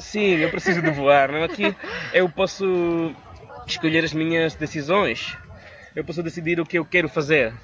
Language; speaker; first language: Portuguese; non-native, fluent; Catalan